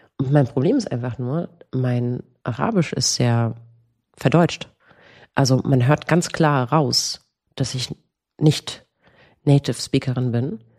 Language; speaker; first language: German; native; German